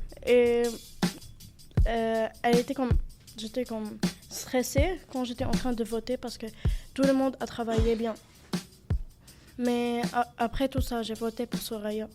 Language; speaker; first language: French; non-native, learner; Arabic